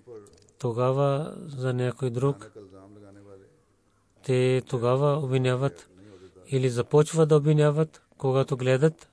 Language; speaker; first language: Bulgarian; non-native, learner; Urdu